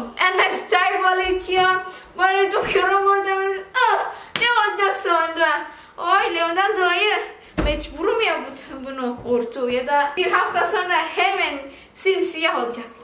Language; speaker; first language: Turkish; non-native, learner; Indonesian